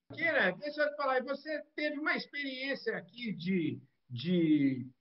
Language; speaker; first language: Portuguese; native; Portuguese